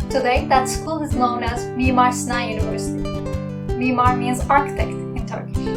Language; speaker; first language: English; non-native, fluent; Turkish